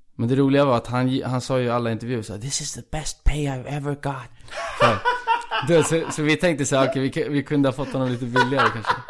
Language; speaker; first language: Swedish; early bilingual, other home language; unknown